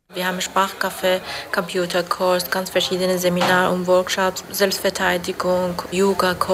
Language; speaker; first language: German; non-native, learner; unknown